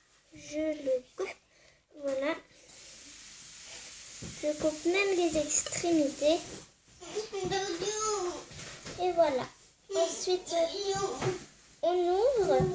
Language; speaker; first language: French; native; French